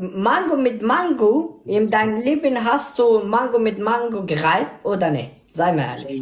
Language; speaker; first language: German; non-native, learner; Persian